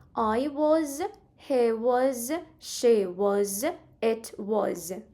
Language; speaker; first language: English; non-native, fluent; Ukrainian